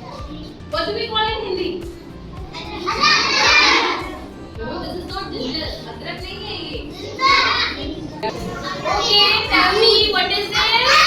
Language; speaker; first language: English; non-native, local second language; Hindi